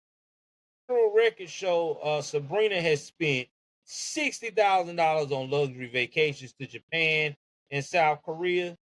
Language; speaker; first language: English; native; English